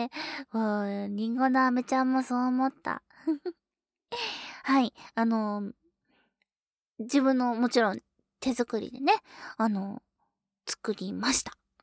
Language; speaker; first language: Japanese; native; Japanese